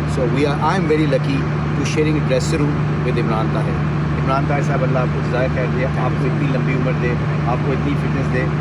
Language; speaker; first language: Urdu; non-native, local second language; Punjabi